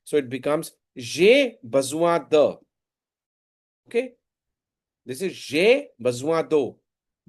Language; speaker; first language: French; non-native, fluent; Hindi